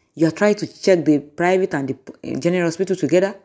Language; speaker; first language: English; non-native, local second language; Yoruba